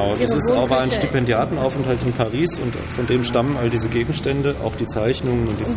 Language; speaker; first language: German; native; German